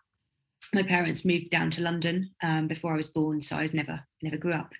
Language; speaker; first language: English; native; English